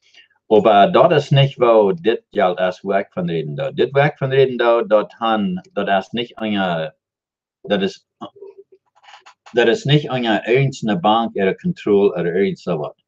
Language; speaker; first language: German; non-native, learner; Dutch